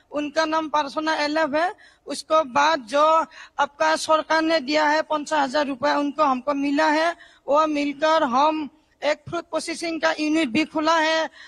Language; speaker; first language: Hindi; non-native, local second language; Assamese